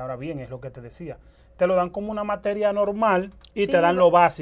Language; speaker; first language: Spanish; native; Spanish